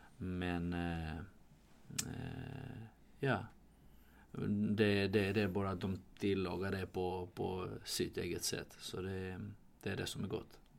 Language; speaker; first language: Swedish; non-native, fluent; Georgian